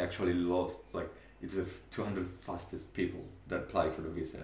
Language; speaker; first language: English; non-native, fluent; Spanish